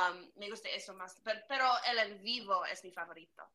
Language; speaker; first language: Spanish; non-native, learner; English